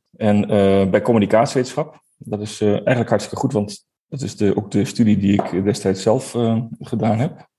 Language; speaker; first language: Dutch; native; Dutch